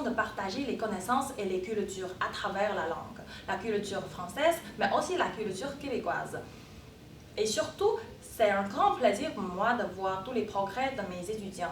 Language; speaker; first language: French; non-native, fluent; Chinese